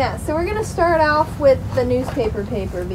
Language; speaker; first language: English; native; English